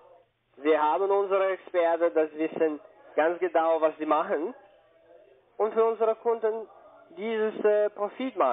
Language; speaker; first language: German; non-native, learner; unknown